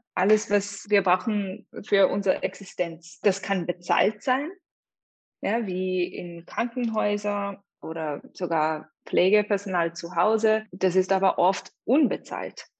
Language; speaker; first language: German; non-native, fluent; English